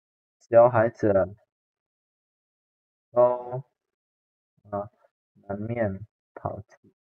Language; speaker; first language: Chinese; non-native, fluent; Indonesian